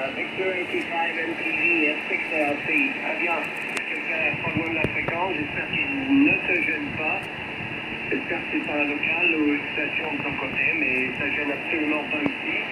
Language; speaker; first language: French; native; French